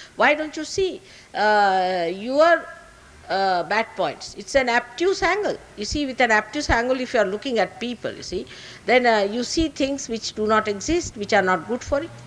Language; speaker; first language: English; non-native, local second language; Marathi